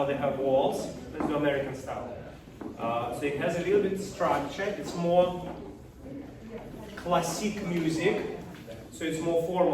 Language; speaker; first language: English; non-native, fluent; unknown